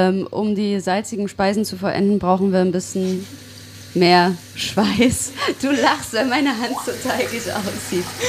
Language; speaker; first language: German; native; German